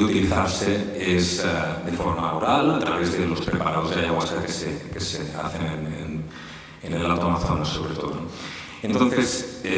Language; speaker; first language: Spanish; native; Spanish